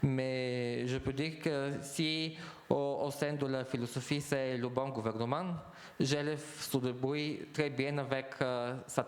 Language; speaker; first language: French; non-native, fluent; Bulgarian